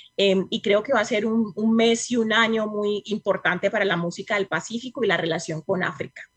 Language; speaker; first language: Spanish; native; Spanish